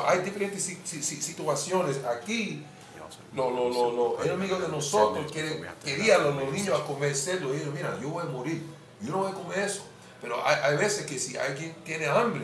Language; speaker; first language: Spanish; non-native, fluent; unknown